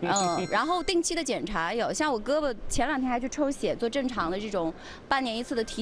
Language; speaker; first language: Chinese; native; Chinese